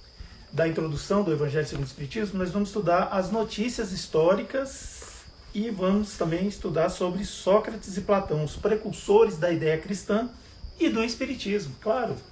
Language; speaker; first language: Portuguese; native; Portuguese